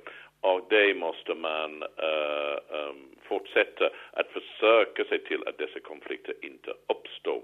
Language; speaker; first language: Swedish; non-native, fluent; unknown